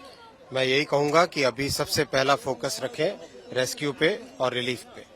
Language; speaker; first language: Hindi; native; Hindi